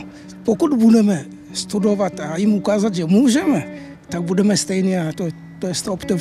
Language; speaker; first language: Czech; non-native, fluent; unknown